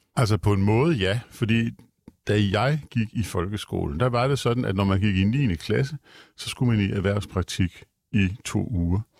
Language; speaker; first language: Danish; native; Danish